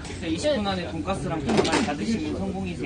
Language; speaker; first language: Korean; native; Korean